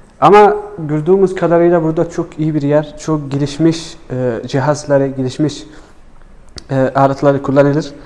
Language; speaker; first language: Turkish; non-native, learner; Arabic